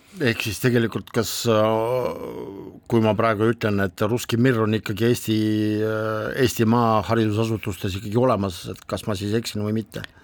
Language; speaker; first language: Estonian; non-native, local second language; Russian